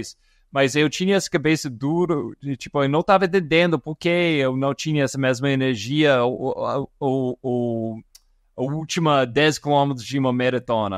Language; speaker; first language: Portuguese; non-native, fluent; English